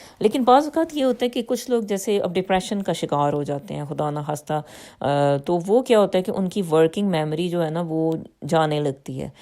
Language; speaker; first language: Urdu; native; Urdu